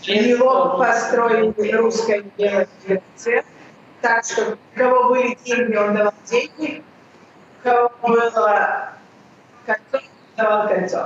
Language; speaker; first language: Russian; early bilingual, heritage; Russian